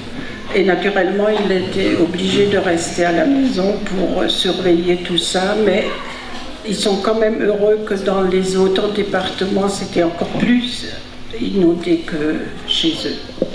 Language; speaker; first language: French; non-native, fluent; German